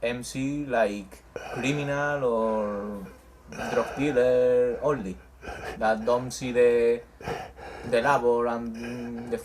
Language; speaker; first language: English; non-native, learner; Spanish